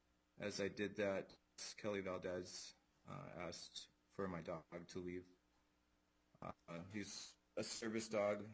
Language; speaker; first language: English; native; English